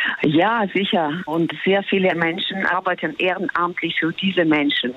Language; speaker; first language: German; non-native, fluent; Ukrainian